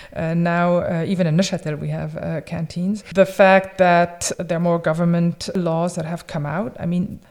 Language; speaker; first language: English; early bilingual, other home language; French